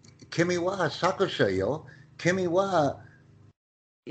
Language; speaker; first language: Japanese; non-native, learner; English